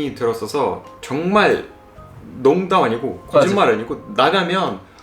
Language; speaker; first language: Korean; non-native, fluent; Russian